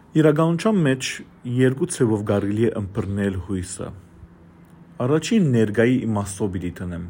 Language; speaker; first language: Armenian; native; Armenian